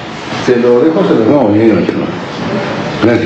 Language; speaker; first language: Spanish; native; Spanish